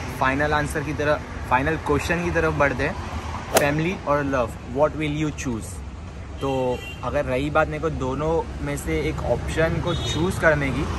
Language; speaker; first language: Hindi; native; Hindi